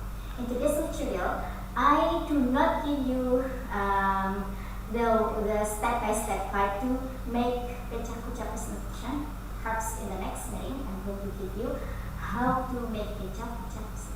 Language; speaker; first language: English; non-native, fluent; Indonesian